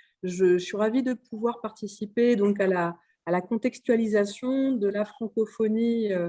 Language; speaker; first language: French; native; French